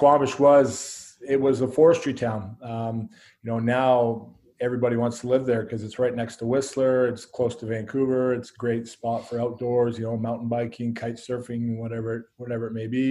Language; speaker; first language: English; native; English